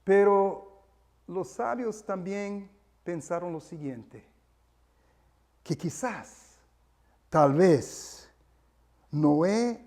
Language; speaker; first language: Spanish; non-native, fluent; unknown